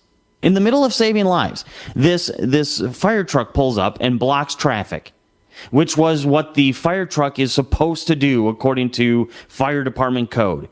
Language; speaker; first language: English; native; English